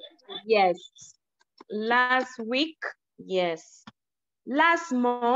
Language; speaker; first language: English; non-native, learner; Spanish